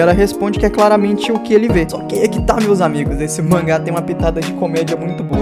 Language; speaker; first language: Portuguese; native; Portuguese